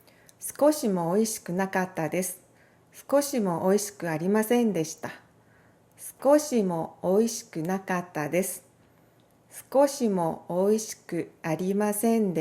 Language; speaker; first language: Japanese; non-native, fluent; Korean